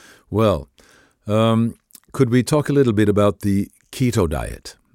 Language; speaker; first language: English; non-native, fluent; Norwegian